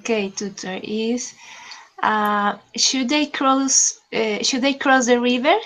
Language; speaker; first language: English; non-native, learner; Spanish